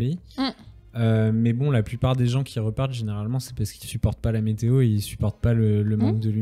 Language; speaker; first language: French; native; French